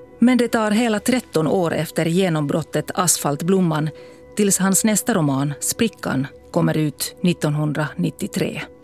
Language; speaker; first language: Swedish; native; Swedish